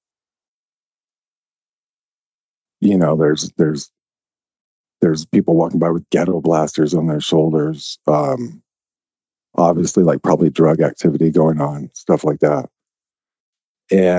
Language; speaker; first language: English; native; English